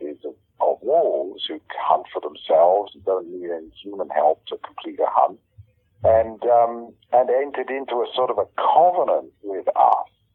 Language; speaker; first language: English; native; English